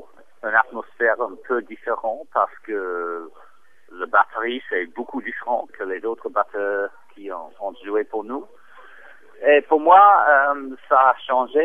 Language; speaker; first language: French; non-native, fluent; English